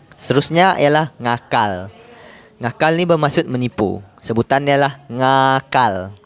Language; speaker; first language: Malay; non-native, local second language; Iban